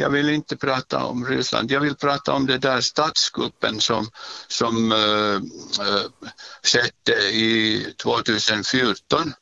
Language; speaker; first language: Swedish; non-native, learner; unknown